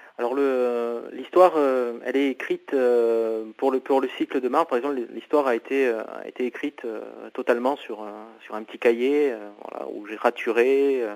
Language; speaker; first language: French; non-native, fluent; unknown